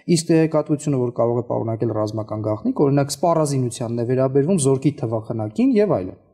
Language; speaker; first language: Armenian; native; Armenian